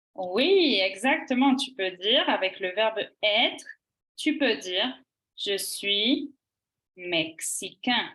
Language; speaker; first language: French; native; French